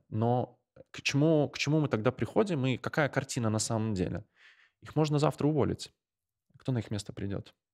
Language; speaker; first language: Russian; non-native, local second language; Latvian